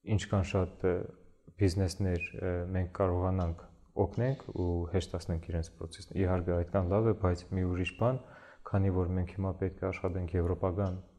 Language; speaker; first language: Armenian; early bilingual, heritage; Armenian